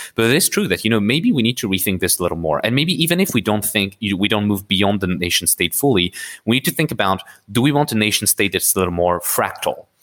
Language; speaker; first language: English; early bilingual, other home language; Arabic